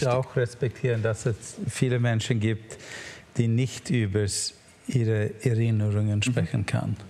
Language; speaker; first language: German; non-native, learner; Swedish